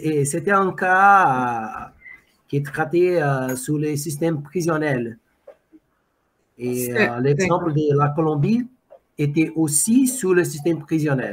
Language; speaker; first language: French; non-native, fluent; Portuguese